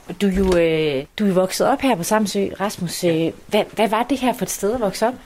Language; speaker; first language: Danish; native; Danish